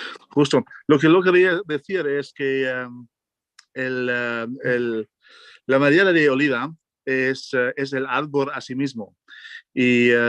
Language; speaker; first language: Spanish; non-native, fluent; German